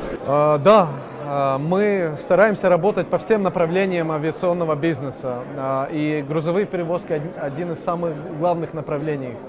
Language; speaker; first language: Russian; non-native, local second language; Latvian